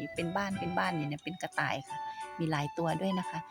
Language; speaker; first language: Thai; native; Thai